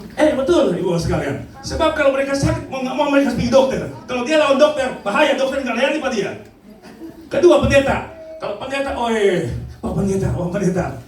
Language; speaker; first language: Indonesian; native; Indonesian